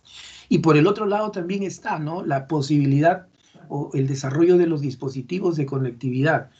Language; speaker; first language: Spanish; native; Spanish